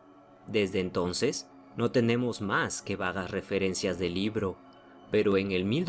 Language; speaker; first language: Spanish; native; Spanish